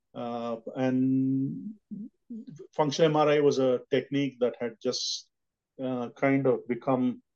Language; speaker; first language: English; non-native, local second language; Telugu